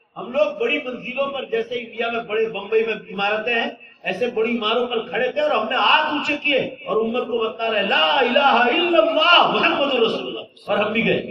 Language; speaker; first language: Urdu; native; Urdu